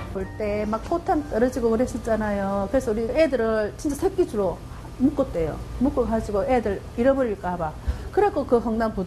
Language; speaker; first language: Korean; native; Korean